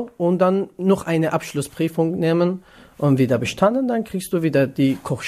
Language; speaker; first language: German; non-native, learner; Kurdish